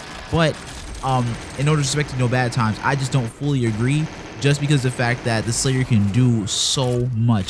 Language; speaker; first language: English; native; English